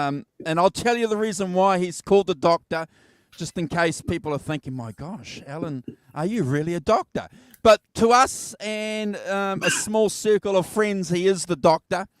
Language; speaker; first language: English; native; English